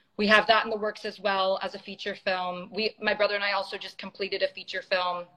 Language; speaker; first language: English; native; English